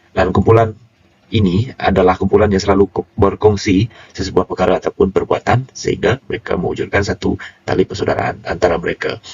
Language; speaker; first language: Malay; non-native, local second language; Iban